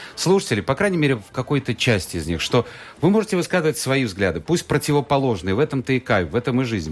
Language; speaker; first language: Russian; native; Russian